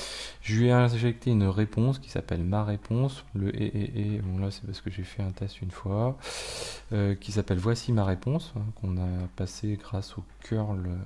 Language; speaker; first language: French; native; French